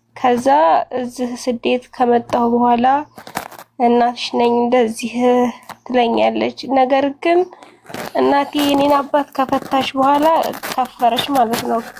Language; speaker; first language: Amharic; native; Amharic